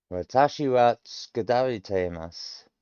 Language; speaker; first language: Japanese; non-native, learner; English